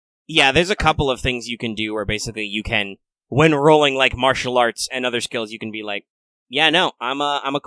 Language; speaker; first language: English; native; English